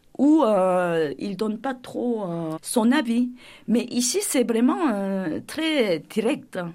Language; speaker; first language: French; non-native, fluent; Korean